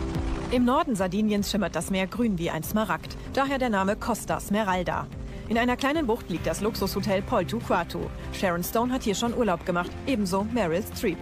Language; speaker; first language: German; native; German